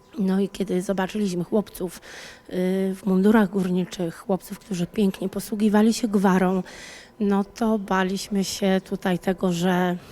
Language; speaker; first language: Polish; native; Polish